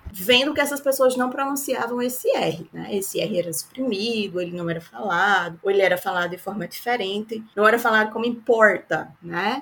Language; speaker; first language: Portuguese; native; Portuguese